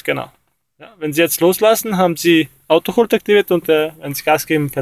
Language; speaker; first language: German; native; German